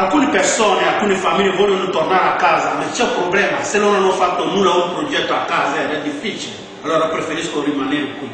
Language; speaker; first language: Italian; non-native, fluent; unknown